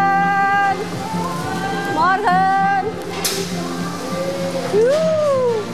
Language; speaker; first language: Dutch; non-native, learner; Thai